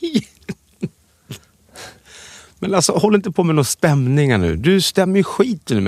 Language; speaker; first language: Swedish; native; Swedish